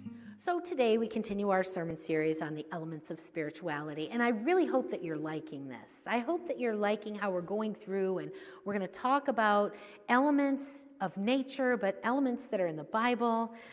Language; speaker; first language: English; native; English